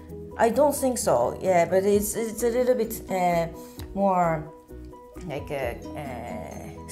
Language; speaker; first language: English; non-native, learner; Japanese